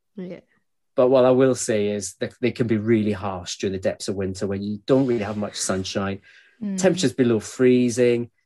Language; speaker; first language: English; native; English